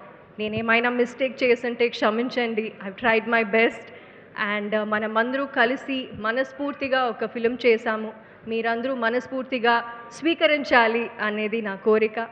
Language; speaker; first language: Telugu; non-native, local second language; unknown